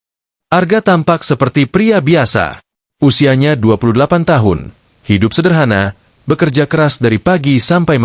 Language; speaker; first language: Indonesian; native; Indonesian